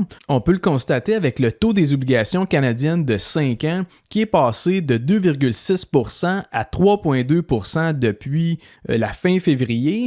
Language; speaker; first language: French; native; French